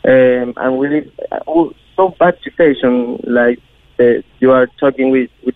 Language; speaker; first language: English; non-native, learner; Spanish